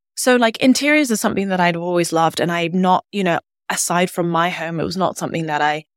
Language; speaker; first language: English; native; English